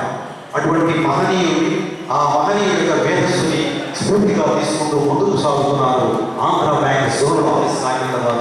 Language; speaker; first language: Telugu; native; Telugu